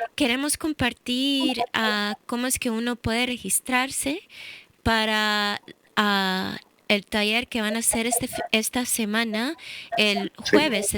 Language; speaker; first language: Spanish; early bilingual, heritage; English